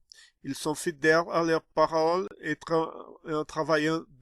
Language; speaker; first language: French; non-native, fluent; Portuguese